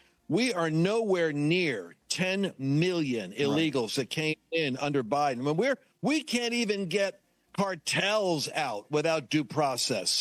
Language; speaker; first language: English; native; English